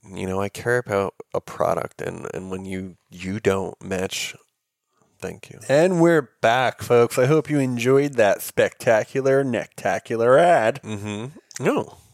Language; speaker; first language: English; native; English